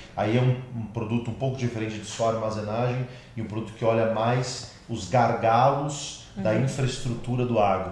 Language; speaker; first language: Portuguese; native; Portuguese